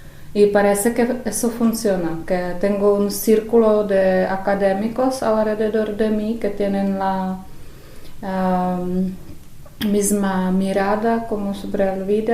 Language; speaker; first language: Spanish; non-native, fluent; Czech